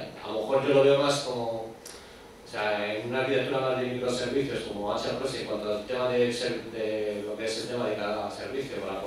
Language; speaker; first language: Spanish; native; Spanish